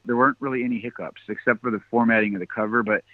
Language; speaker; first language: English; native; English